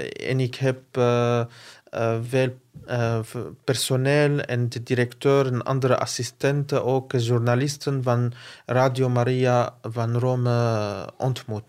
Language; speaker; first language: Dutch; non-native, fluent; Arabic